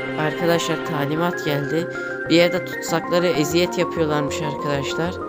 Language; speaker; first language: Turkish; native; Turkish